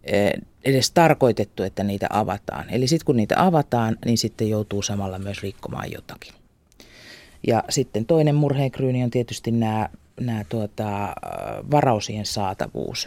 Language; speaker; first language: Finnish; native; Finnish